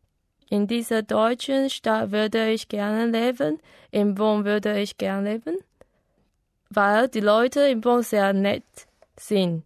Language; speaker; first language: German; non-native, learner; Chinese